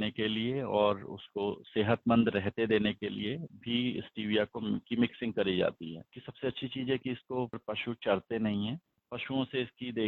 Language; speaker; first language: Hindi; native; Hindi